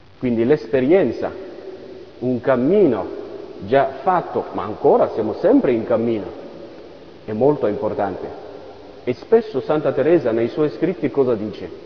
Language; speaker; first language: Italian; non-native, fluent; French